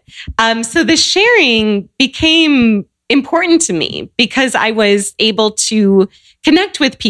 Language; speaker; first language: English; native; English